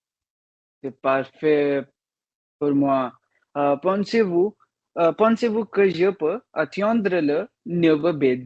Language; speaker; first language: French; non-native, learner; Hindi